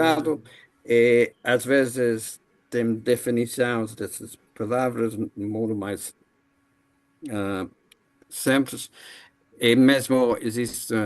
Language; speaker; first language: Portuguese; non-native, learner; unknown